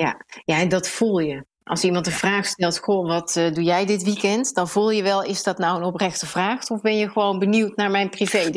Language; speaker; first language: Dutch; native; Dutch